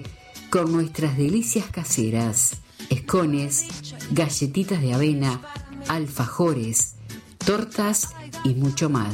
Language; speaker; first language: Spanish; native; Spanish